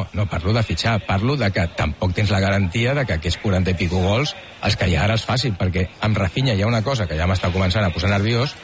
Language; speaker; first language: Catalan; native; Catalan